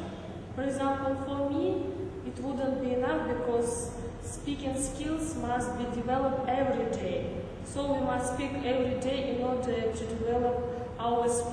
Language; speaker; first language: English; non-native, learner; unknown